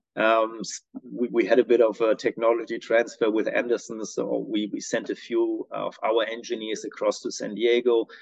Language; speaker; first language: English; non-native, fluent; German